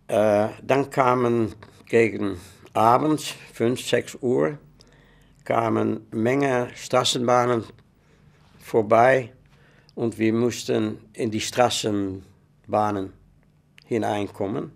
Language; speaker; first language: German; non-native, fluent; Dutch